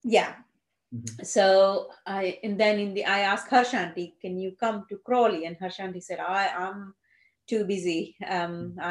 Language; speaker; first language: English; non-native, local second language; Gujarati